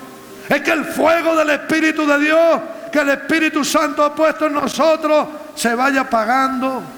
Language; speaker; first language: Spanish; native; Spanish